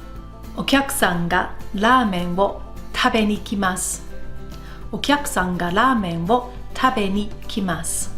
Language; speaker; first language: Japanese; non-native, fluent; English